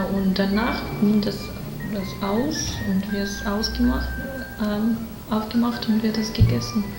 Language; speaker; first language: German; non-native, learner; Russian